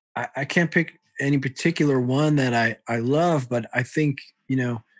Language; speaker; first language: English; early bilingual, other home language; Italian